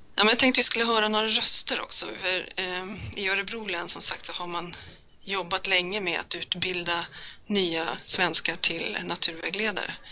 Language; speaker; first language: Swedish; native; Swedish